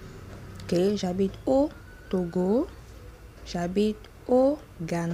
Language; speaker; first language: French; non-native, fluent; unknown